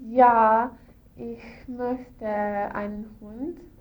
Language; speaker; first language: German; non-native, learner; English